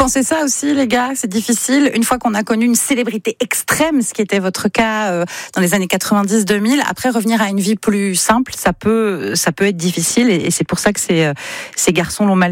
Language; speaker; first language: French; native; French